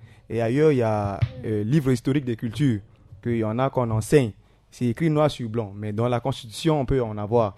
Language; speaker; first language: French; non-native, local second language; Sango